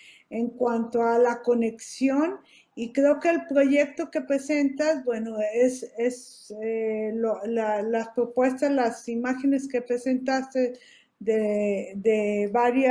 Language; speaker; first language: Spanish; native; Spanish